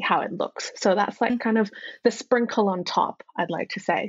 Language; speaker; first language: English; non-native, local second language; Cantonese